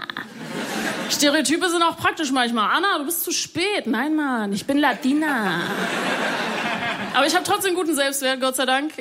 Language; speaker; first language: German; early bilingual, other home language; Spanish